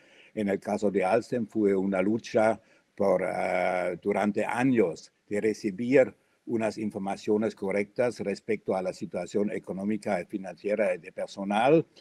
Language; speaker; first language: Spanish; non-native, fluent; German